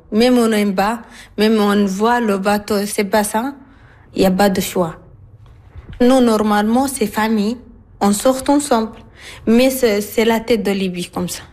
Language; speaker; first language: French; non-native, learner; Arabic